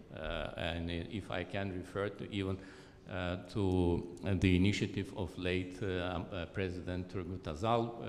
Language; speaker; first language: English; non-native, fluent; Azerbaijani